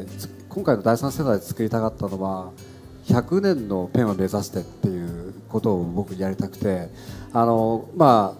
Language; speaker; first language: Japanese; native; Japanese